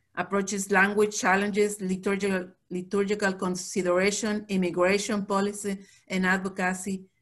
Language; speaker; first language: English; non-native, fluent; Spanish